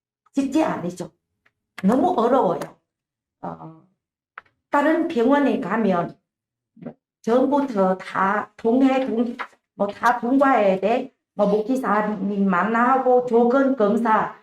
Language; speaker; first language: Korean; non-native, learner; Vietnamese